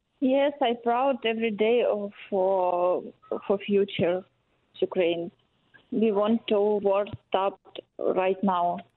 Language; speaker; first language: English; non-native, learner; Ukrainian